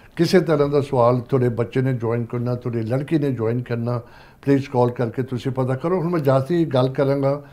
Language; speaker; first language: Punjabi; native; Punjabi